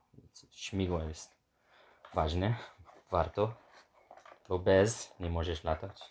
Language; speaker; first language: Polish; non-native, learner; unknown